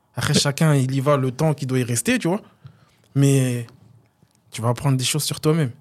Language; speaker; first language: French; native; French